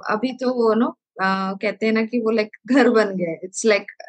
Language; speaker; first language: Hindi; non-native, local second language; Malayalam